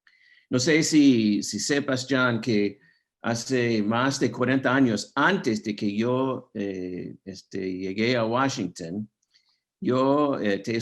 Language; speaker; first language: Spanish; non-native, fluent; English